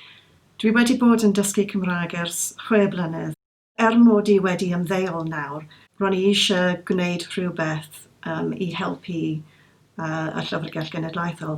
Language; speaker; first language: Welsh; non-native, fluent; English